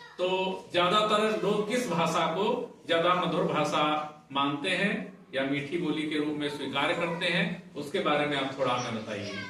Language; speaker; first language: Hindi; native; Hindi